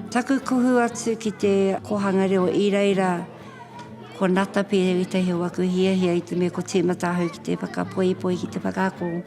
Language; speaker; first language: Māori; non-native, local second language; English